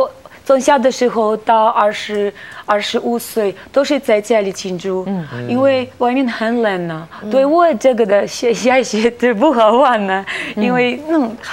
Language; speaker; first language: Chinese; non-native, learner; Russian